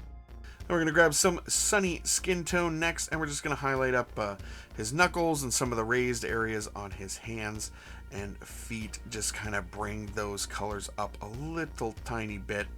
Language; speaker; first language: English; native; English